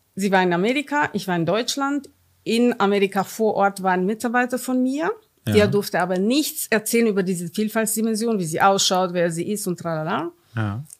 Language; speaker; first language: German; non-native, fluent; Romanian